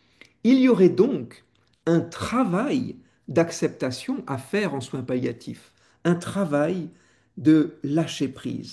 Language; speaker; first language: French; native; French